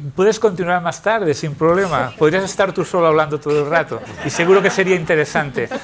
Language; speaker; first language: Spanish; non-native, local second language; Catalan